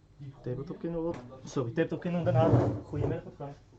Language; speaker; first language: Dutch; native; Dutch